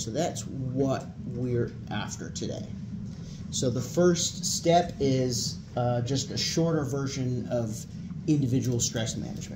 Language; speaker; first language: English; native; English